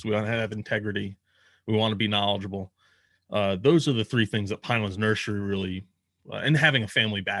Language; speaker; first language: English; native; English